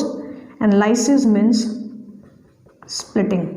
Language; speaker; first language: English; non-native, local second language; Hindi